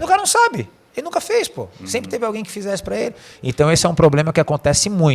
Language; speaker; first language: Portuguese; native; Portuguese